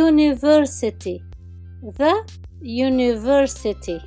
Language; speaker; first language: English; non-native, fluent; Arabic